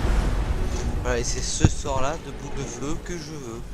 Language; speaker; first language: French; native; French